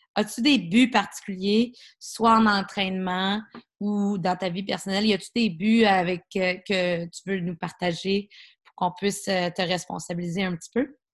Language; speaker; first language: French; native; French